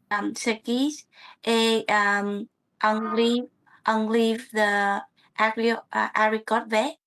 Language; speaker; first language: French; non-native, learner; Vietnamese